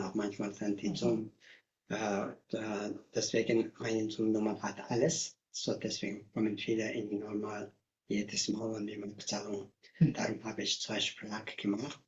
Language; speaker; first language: German; non-native, learner; Tibetan